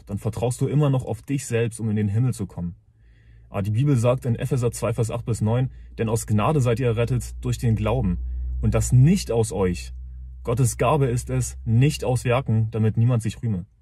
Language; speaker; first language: German; native; German